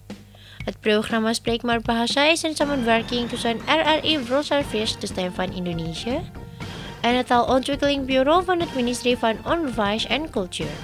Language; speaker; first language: Dutch; non-native, fluent; Indonesian